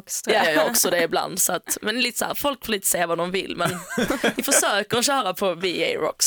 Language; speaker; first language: Swedish; native; Swedish